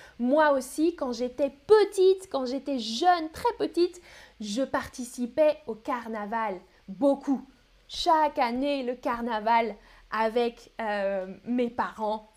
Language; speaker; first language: French; native; French